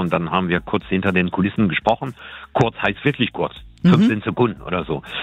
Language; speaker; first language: German; non-native, fluent; French